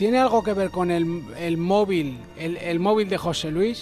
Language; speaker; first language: Spanish; native; Spanish